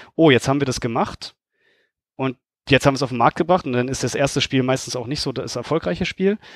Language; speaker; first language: German; native; German